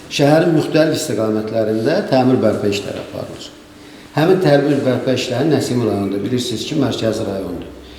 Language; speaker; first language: Azerbaijani; native; Azerbaijani